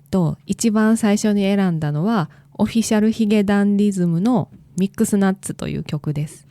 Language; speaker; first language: Japanese; native; Japanese